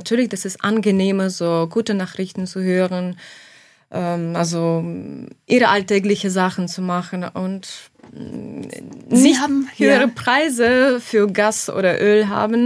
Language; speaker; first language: German; non-native, fluent; Ukrainian